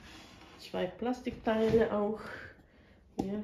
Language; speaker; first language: German; non-native, fluent; Bosnian